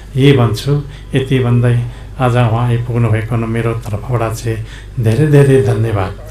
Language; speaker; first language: Nepali; non-native, local second language; Limbu